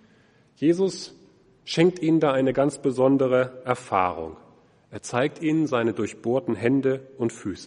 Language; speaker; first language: German; native; German